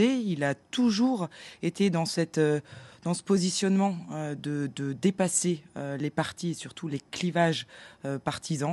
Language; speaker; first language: French; native; French